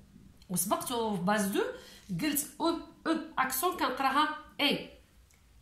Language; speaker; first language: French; non-native, local second language; Arabic